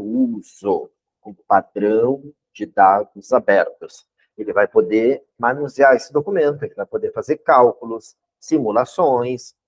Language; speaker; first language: Portuguese; native; Portuguese